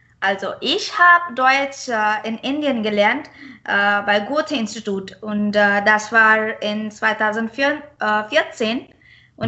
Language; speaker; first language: German; non-native, fluent; Marathi